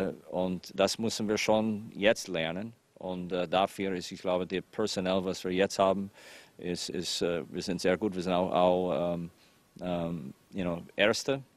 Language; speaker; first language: German; non-native, fluent; English